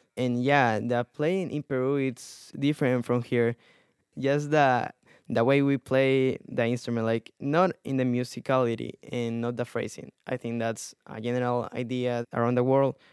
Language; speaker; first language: English; non-native, fluent; Spanish